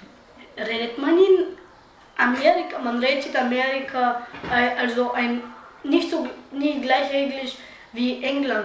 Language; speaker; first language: German; early bilingual, other home language; Bulgarian